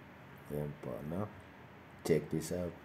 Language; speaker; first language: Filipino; native; Filipino